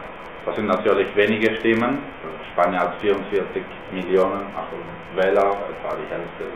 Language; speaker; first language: German; non-native, fluent; Spanish